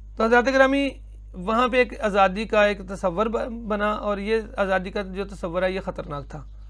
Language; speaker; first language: Urdu; non-native, local second language; Punjabi